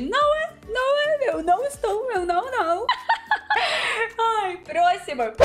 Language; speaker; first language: Portuguese; non-native, learner; Russian